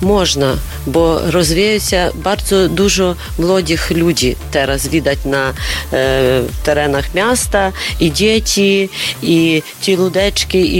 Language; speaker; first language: Polish; non-native, learner; Ukrainian